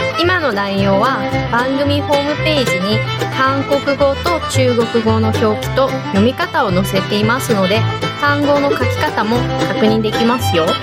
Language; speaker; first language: Japanese; non-native, fluent; Chinese